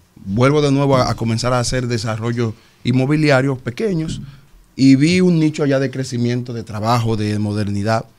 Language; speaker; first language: Spanish; native; Spanish